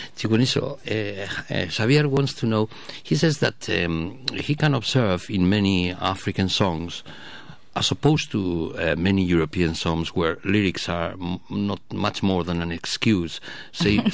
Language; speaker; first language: English; non-native, fluent; Basque